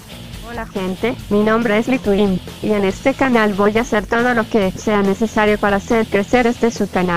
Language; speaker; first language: Spanish; native; Spanish